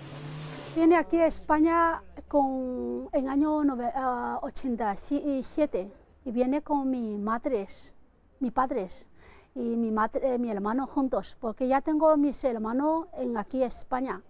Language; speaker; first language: Spanish; non-native, learner; Chinese